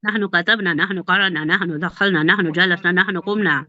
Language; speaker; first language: Arabic; non-native, learner; Urdu